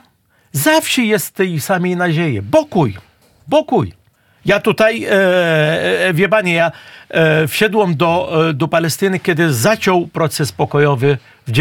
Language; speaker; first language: Polish; non-native, fluent; Arabic